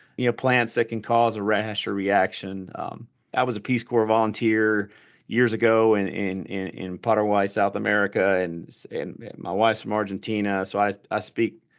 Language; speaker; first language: English; native; English